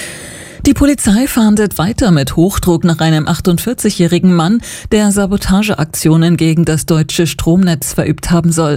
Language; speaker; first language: German; native; German